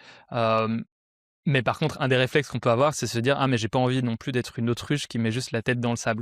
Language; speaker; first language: French; native; French